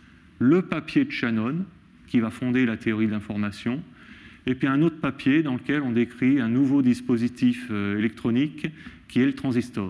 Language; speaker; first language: French; native; French